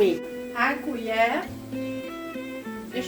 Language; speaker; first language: French; non-native, learner; Italian